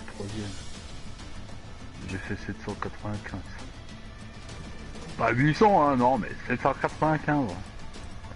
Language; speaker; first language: French; native; French